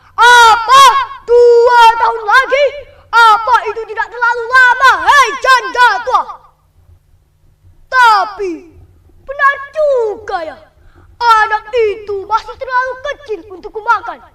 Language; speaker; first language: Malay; non-native, local second language; Javanese